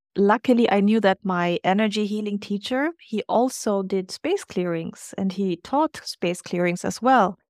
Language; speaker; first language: English; non-native, fluent; German